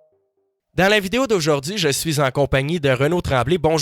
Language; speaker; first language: French; native; French